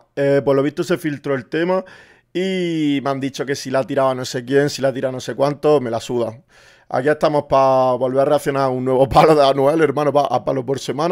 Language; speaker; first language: Spanish; native; Spanish